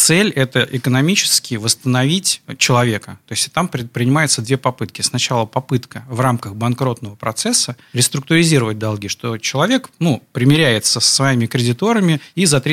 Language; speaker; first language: Russian; native; Russian